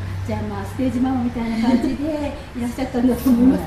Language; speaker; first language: Japanese; native; Japanese